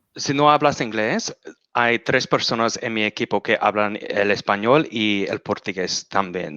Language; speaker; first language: Spanish; non-native, learner; English